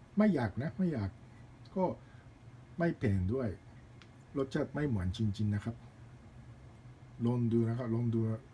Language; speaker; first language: Thai; non-native, learner; Japanese